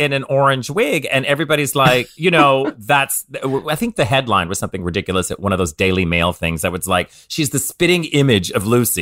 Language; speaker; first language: English; native; English